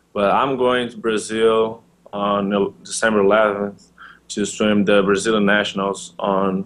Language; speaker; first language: English; non-native, learner; Portuguese